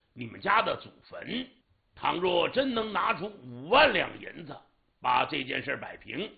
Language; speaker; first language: Chinese; native; Chinese